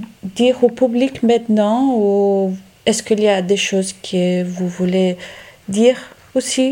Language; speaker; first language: French; non-native, fluent; Italian